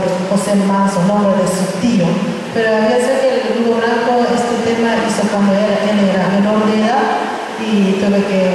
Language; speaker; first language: Spanish; non-native, fluent; Japanese